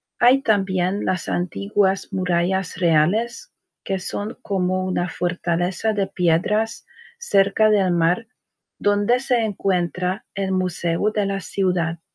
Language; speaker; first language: Spanish; native; Spanish